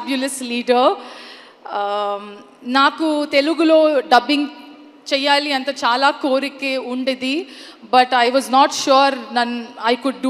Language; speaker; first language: Telugu; non-native, learner; Kannada